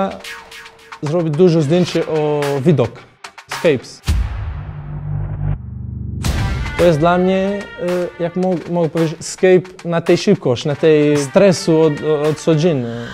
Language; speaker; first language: Polish; non-native, learner; Portuguese